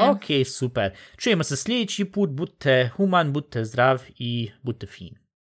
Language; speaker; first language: Bosnian; early bilingual, heritage; Bosnian